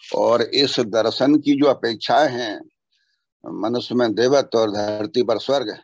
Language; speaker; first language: Hindi; native; Hindi